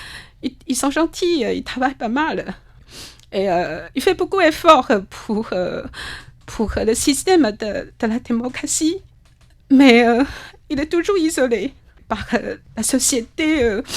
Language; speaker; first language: French; non-native, fluent; Chinese